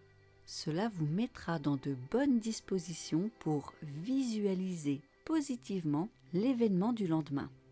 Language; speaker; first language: French; native; French